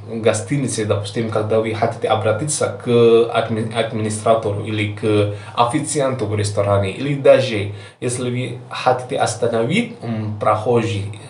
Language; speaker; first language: Russian; non-native, learner; Javanese